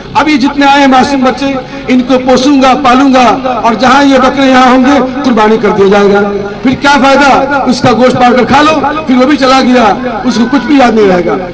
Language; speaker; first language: Hindi; native; Hindi